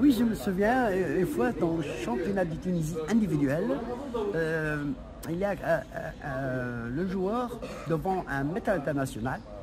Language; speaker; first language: French; non-native, local second language; Arabic